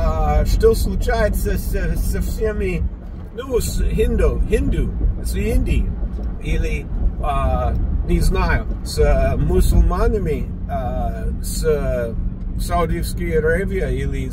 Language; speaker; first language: Russian; non-native, fluent; English